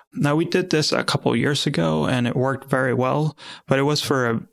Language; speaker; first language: English; non-native, fluent; Spanish